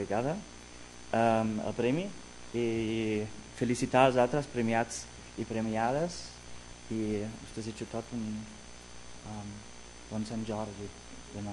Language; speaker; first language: Catalan; non-native, fluent; German